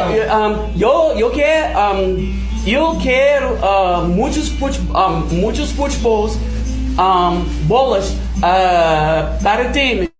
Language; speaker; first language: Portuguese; non-native, learner; English